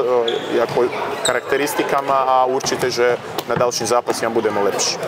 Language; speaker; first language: Czech; non-native, learner; Croatian